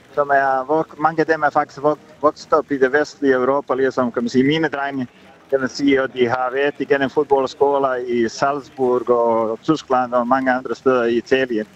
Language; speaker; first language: Danish; non-native, fluent; Bosnian